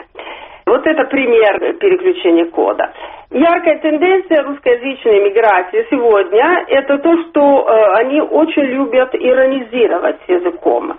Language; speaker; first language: Russian; non-native, fluent; Italian